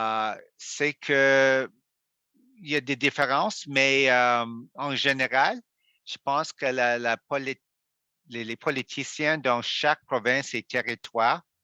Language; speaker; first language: French; non-native, local second language; English